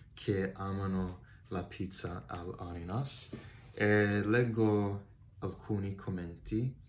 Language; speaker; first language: Italian; non-native, fluent; English